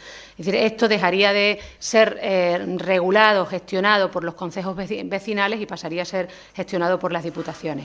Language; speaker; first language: Spanish; native; Spanish